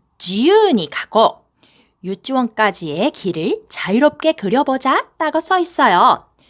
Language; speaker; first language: Korean; non-native, fluent; Japanese